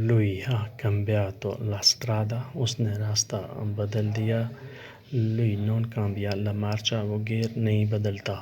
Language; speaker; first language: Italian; non-native, learner; Urdu